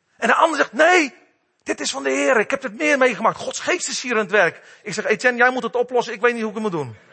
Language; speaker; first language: Dutch; native; Dutch